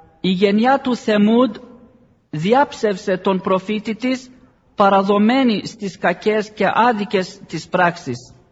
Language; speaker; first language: Greek; non-native, fluent; Arabic